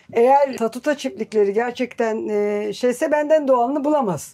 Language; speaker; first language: Turkish; native; Turkish